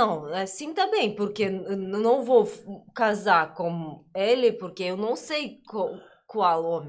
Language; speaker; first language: Portuguese; non-native, learner; Russian